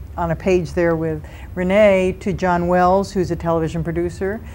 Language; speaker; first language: English; native; English